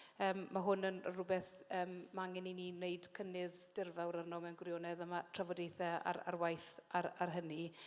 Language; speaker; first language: Welsh; native; Welsh